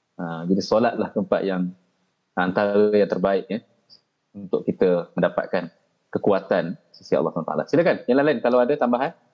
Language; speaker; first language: Malay; native; Malay